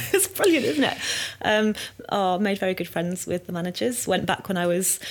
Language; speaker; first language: English; native; English